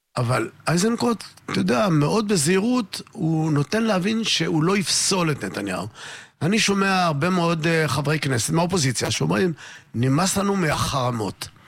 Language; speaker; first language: Hebrew; native; Hebrew